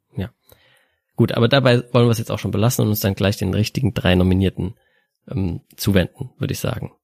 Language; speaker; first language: German; native; German